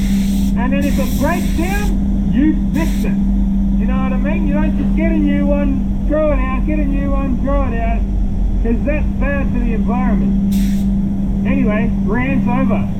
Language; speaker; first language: English; native; English